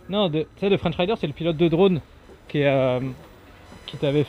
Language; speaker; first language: French; native; French